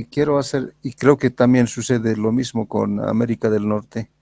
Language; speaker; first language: Spanish; native; Spanish